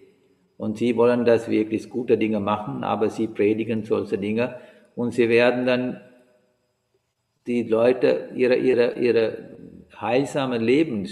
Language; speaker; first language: German; non-native, learner; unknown